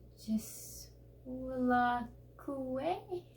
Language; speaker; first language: French; non-native, learner; English